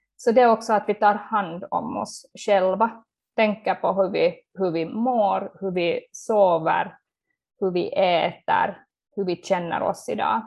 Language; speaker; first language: Swedish; native; Swedish